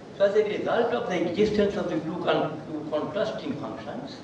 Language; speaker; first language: English; non-native, local second language; Bangla